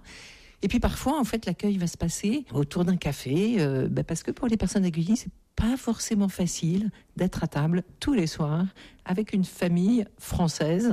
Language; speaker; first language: French; native; French